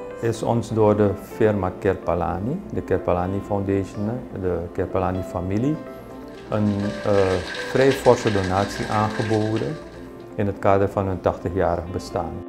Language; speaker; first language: Dutch; native; Dutch